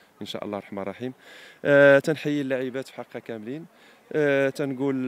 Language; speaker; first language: Arabic; native; Arabic